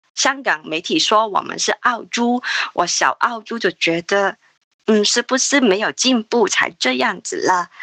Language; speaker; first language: Chinese; non-native, local second language; Cantonese